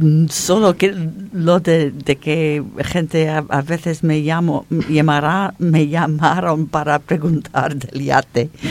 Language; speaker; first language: Spanish; non-native, fluent; English